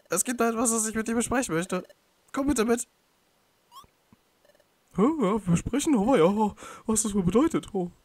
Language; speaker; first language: German; native; German